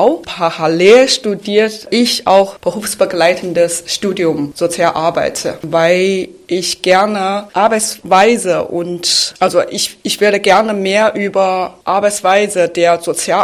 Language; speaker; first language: German; non-native, fluent; Chinese